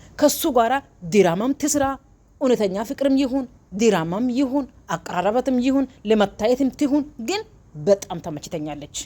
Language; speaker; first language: Amharic; non-native, local second language; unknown